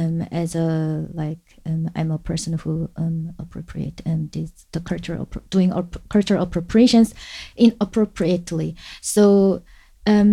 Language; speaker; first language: English; non-native, fluent; Korean